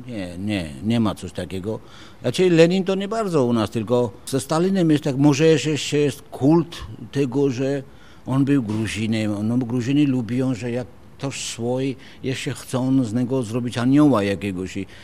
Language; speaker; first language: Polish; non-native, fluent; Georgian